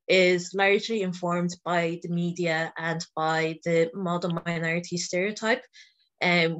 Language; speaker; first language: English; native; English